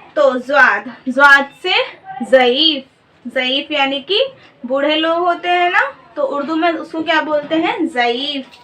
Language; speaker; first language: Urdu; native; Urdu